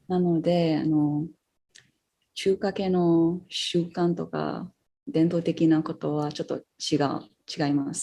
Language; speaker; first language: Japanese; non-native, fluent; English